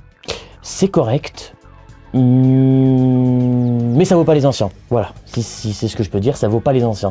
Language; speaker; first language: French; native; French